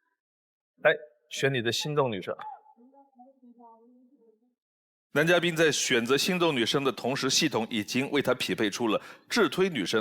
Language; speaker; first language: Chinese; native; Chinese